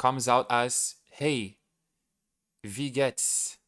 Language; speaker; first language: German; non-native, learner; Portuguese